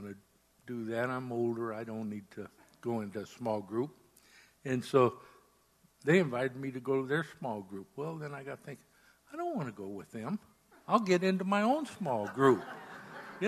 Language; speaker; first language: English; native; English